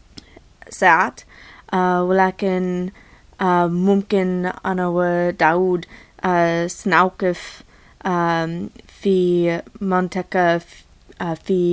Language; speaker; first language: Arabic; non-native, learner; English